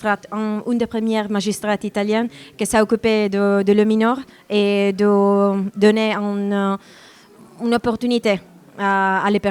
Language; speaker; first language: French; non-native, learner; Italian